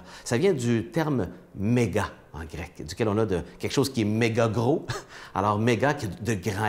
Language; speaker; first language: French; native; French